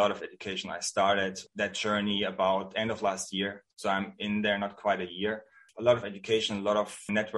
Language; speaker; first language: English; non-native, fluent; German